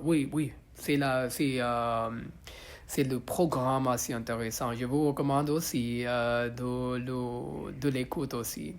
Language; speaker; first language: French; non-native, learner; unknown